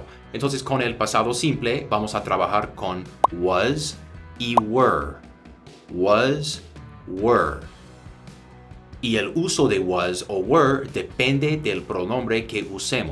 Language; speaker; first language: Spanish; non-native, fluent; English